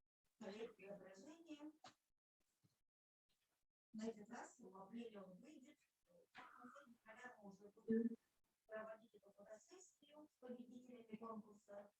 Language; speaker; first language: Russian; native; Russian